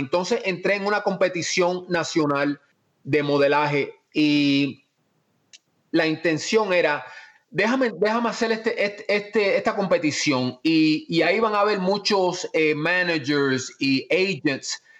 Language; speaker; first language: Spanish; early bilingual, heritage; Spanish